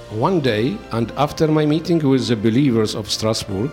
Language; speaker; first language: English; non-native, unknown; Arabic